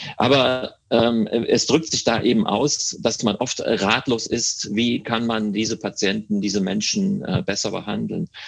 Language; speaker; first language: German; native; German